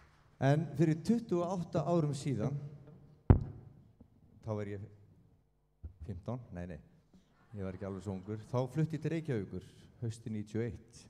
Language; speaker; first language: Icelandic; native; Icelandic